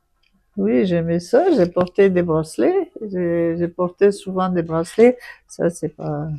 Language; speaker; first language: French; non-native, fluent; Greek